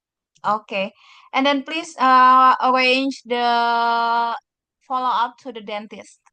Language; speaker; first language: English; non-native, fluent; Indonesian